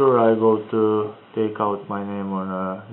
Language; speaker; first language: English; non-native, learner; Croatian